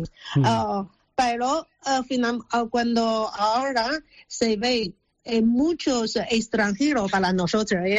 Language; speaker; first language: Spanish; non-native, learner; Chinese